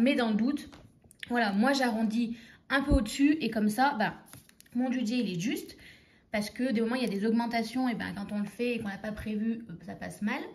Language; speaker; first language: French; native; French